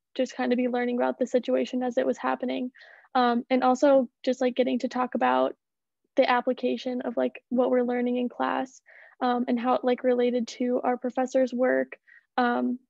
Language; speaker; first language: English; native; English